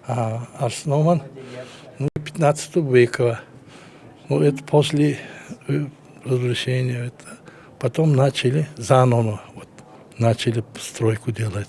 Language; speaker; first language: Russian; non-native, learner; Tajik